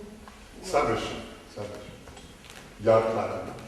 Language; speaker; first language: Russian; non-native, learner; English